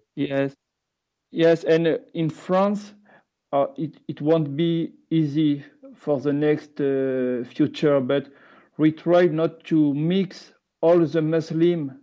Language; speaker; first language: English; non-native, learner; French